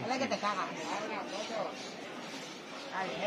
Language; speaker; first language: Spanish; native; Spanish